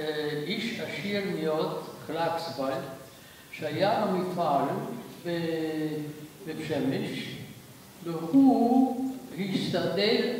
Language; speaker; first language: Hebrew; non-native, fluent; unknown